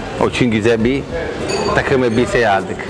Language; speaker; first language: Turkish; non-native, learner; Italian